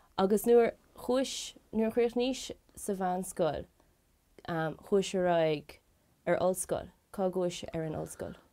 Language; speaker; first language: Irish; native; Irish